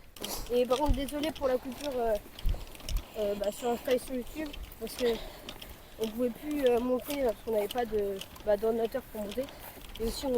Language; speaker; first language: French; native; French